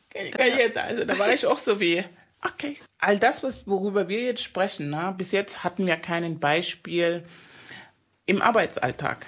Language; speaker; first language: German; non-native, fluent; Spanish